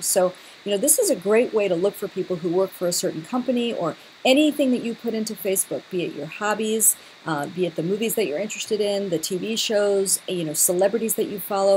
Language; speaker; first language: English; native; English